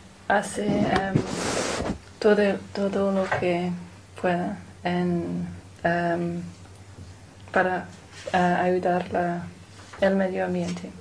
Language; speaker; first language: Spanish; non-native, learner; English